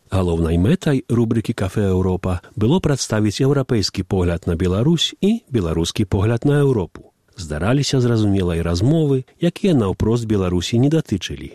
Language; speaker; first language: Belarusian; early bilingual, heritage; Belarusian